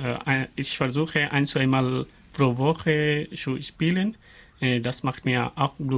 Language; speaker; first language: German; non-native, learner; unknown